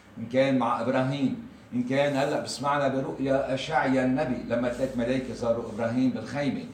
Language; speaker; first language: Arabic; native; Arabic